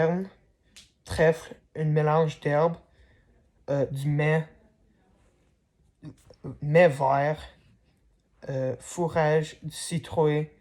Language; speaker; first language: French; non-native, learner; English